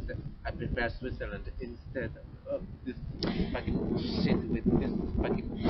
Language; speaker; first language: English; non-native, learner; Spanish